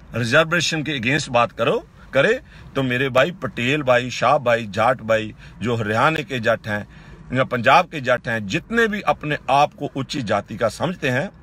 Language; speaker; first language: Hindi; non-native, local second language; Punjabi